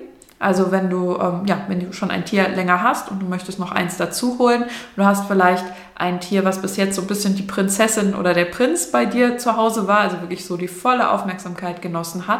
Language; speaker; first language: German; native; German